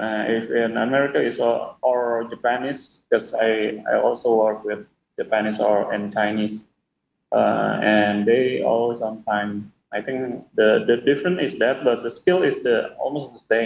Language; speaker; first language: English; non-native, fluent; Indonesian